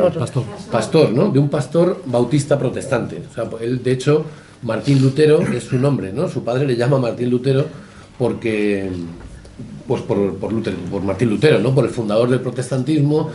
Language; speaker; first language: Spanish; native; Spanish